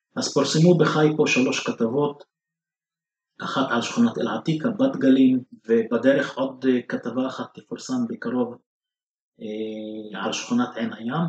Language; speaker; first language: Hebrew; non-native, local second language; Arabic